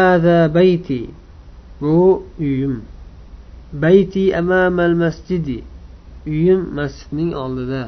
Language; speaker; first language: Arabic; non-native, fluent; Uzbek